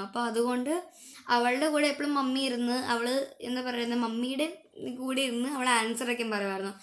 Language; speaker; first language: Malayalam; early bilingual, heritage; Malayalam